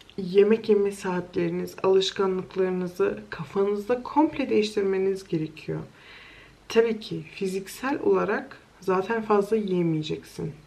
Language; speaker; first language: Turkish; early bilingual, heritage; Turkish